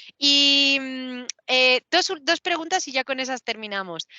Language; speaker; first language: Spanish; native; Spanish